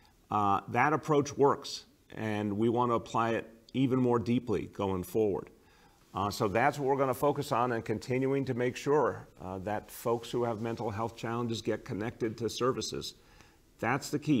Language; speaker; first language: English; native; English